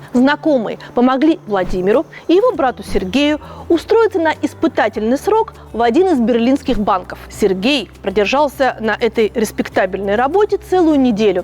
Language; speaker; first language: Russian; native; Russian